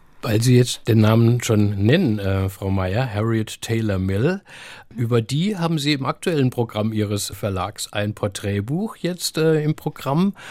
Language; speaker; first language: German; native; German